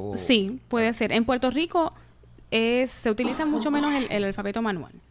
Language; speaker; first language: Spanish; native; Spanish